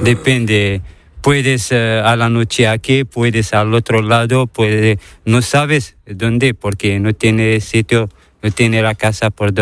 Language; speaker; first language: Spanish; non-native, learner; Arabic